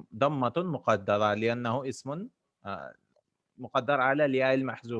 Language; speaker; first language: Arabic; non-native, fluent; English